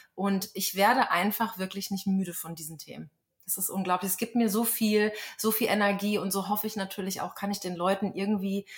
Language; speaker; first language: German; native; German